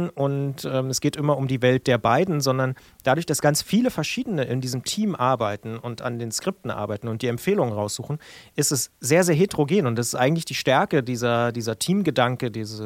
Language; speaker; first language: German; native; German